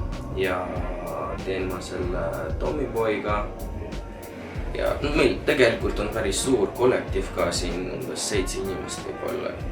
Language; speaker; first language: Estonian; non-native, local second language; Russian